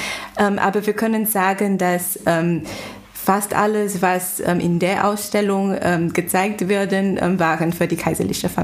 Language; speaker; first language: German; non-native, fluent; Chinese